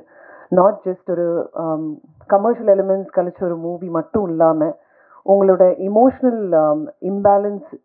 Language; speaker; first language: Tamil; non-native, fluent; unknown